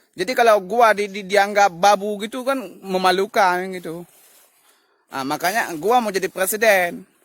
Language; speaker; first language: Malay; non-native, local second language; Achinese